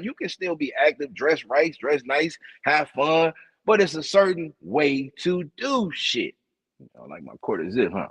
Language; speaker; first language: English; native; English